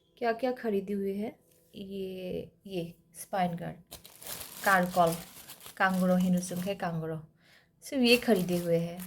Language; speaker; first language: Hindi; non-native, local second language; Kok Borok